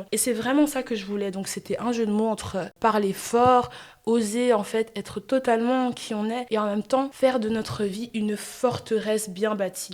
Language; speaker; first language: French; native; French